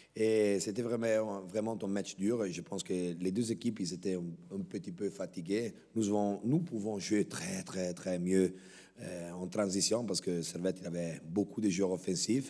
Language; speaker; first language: French; non-native, local second language; Italian